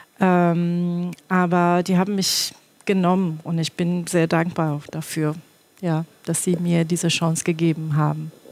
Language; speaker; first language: German; non-native, fluent; Persian